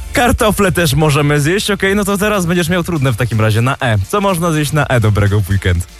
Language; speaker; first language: Polish; native; Polish